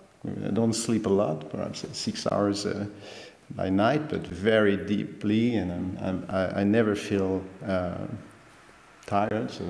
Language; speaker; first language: English; non-native, fluent; French